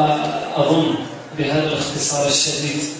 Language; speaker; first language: Arabic; native; Arabic